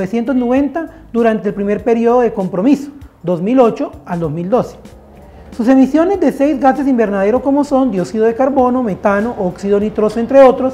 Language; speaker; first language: Spanish; native; Spanish